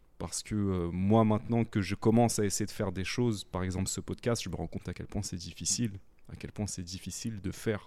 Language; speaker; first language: French; native; French